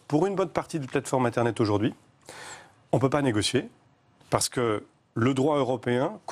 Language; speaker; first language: French; native; French